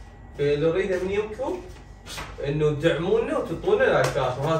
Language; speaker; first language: Arabic; native; Arabic